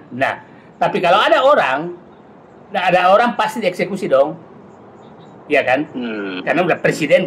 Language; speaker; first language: Indonesian; native; Indonesian